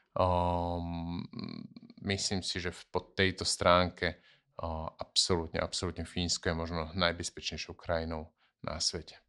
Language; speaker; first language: Slovak; native; Slovak